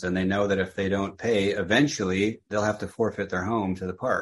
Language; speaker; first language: English; native; English